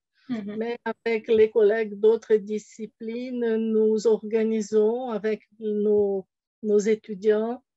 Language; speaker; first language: French; non-native, fluent; Portuguese